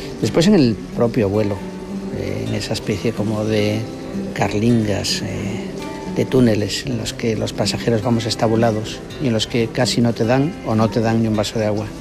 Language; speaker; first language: Spanish; native; Spanish